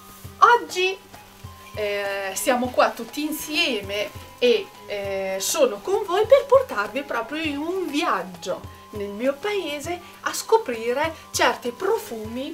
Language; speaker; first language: Italian; non-native, fluent; Arabic